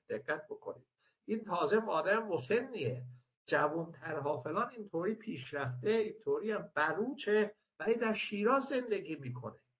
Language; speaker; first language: Persian; non-native, local second language; Azerbaijani